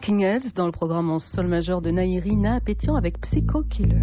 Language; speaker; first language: French; native; French